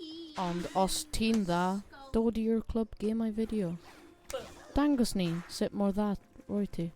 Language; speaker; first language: Welsh; non-native, local second language; English